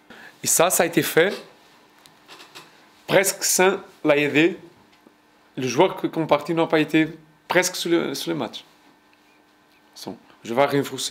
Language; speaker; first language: French; non-native, fluent; Portuguese